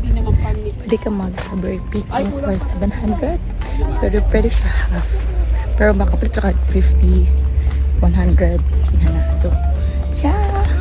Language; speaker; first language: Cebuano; native; Cebuano